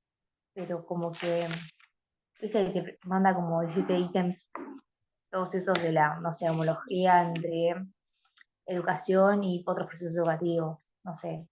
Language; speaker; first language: Spanish; native; Spanish